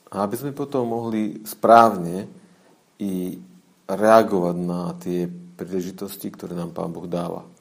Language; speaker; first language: Slovak; native; Slovak